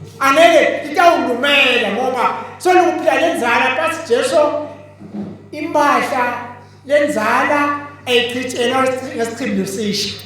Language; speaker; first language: Zulu; non-native, local second language; Swati